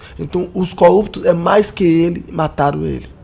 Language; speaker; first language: Portuguese; non-native, learner; Haitian Creole